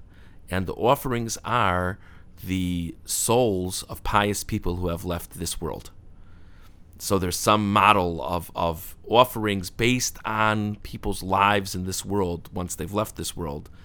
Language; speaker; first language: English; native; English